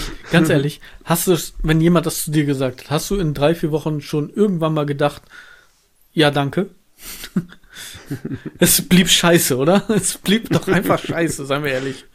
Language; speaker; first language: German; native; German